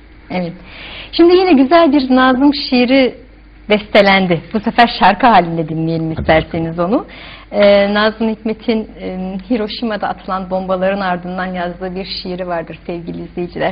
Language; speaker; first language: Turkish; native; Turkish